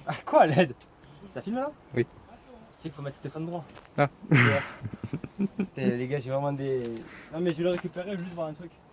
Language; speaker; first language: French; native; French